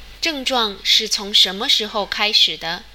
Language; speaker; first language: Chinese; native; Chinese